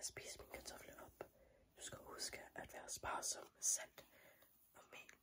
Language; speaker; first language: Danish; non-native, learner; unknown